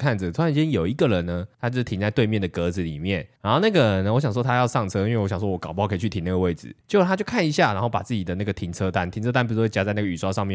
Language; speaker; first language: Chinese; native; Chinese